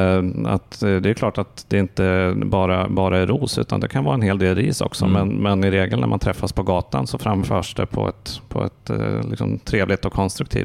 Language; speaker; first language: Swedish; native; Swedish